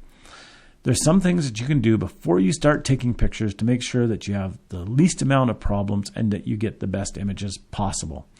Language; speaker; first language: English; native; English